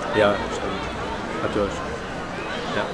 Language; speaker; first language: German; non-native, learner; Arabic